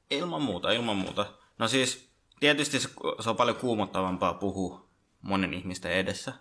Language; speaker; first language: Finnish; early bilingual, other home language; Bangla